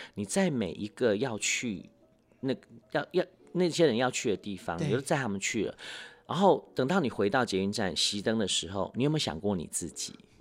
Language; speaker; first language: Chinese; non-native, local second language; Hakka Chinese